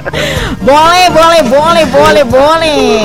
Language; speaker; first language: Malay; non-native, local second language; Sundanese